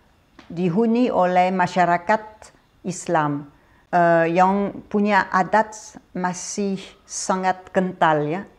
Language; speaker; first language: Indonesian; non-native, fluent; French